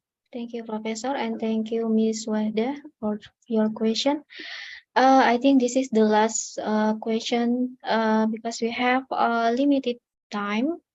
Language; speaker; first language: English; non-native, learner; Indonesian